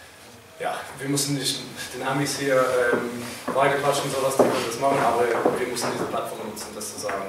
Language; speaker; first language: German; non-native, fluent; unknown